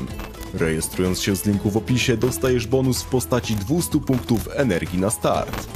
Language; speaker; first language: Polish; native; Polish